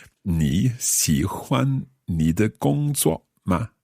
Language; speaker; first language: Chinese; non-native, learner; English